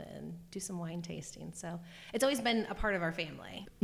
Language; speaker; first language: English; native; English